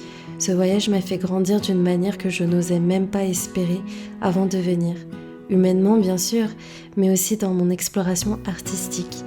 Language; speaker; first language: French; native; French